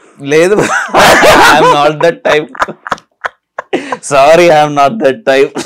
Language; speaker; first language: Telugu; non-native, local second language; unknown